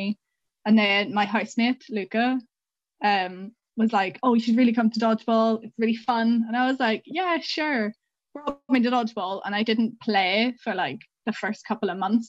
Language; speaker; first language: English; native; English